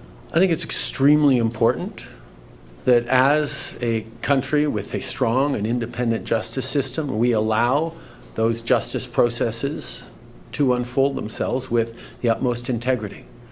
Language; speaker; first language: English; native; English